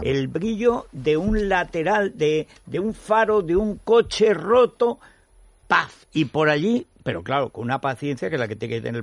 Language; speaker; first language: Spanish; native; Spanish